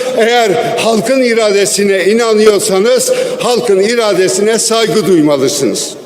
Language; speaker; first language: Turkish; non-native, local second language; Kurdish